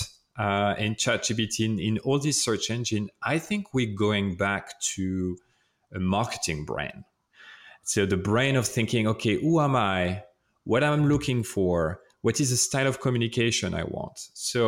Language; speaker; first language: English; non-native, fluent; French